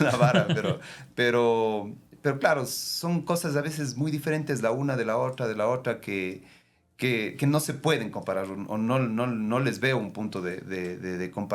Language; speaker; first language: Spanish; native; Spanish